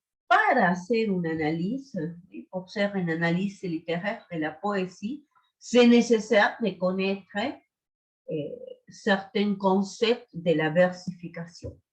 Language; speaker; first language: French; non-native, fluent; Spanish